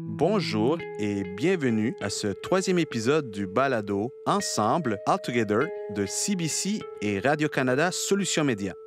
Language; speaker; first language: French; early bilingual, other home language; Spanish